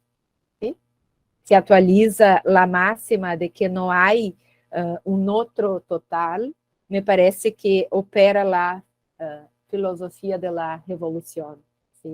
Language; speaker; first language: Spanish; non-native, learner; Portuguese